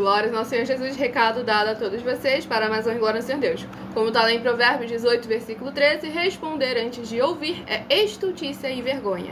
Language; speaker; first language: Portuguese; native; Portuguese